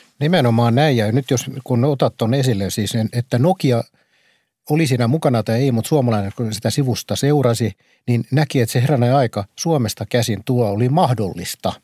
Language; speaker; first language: Finnish; native; Finnish